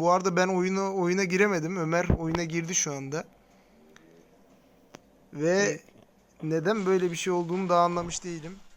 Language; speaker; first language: Turkish; native; Turkish